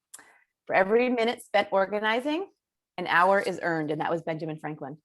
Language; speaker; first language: English; native; English